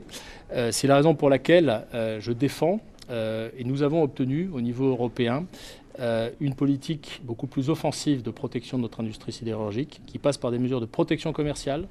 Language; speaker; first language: French; native; French